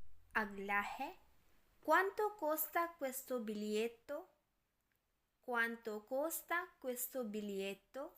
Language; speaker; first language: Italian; non-native, learner; Urdu